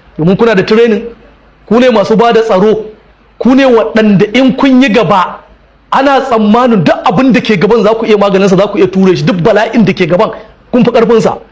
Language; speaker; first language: Hausa; native; Hausa